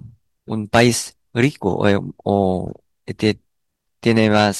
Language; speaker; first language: Spanish; non-native, learner; Korean